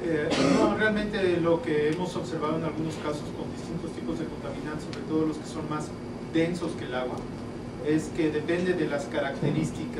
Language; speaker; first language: Spanish; native; Spanish